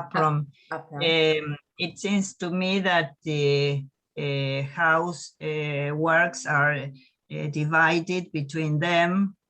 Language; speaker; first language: English; non-native, learner; Spanish